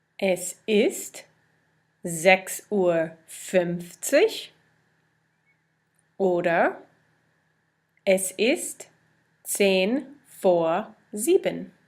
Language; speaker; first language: German; non-native, fluent; English